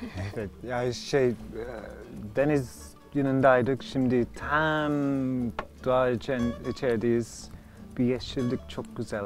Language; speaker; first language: Turkish; non-native, learner; English